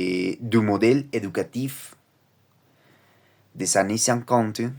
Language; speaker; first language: French; non-native, learner; Spanish